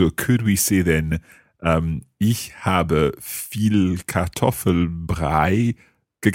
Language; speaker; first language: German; non-native, learner; English